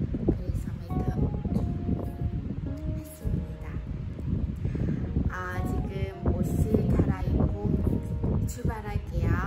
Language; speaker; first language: Korean; non-native, learner; Vietnamese